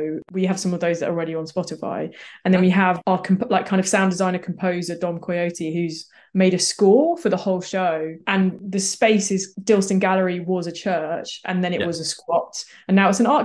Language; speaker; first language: English; native; English